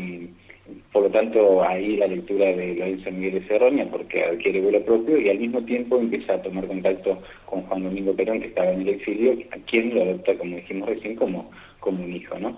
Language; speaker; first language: Spanish; native; Spanish